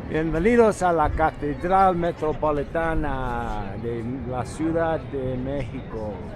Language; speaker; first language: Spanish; non-native, learner; English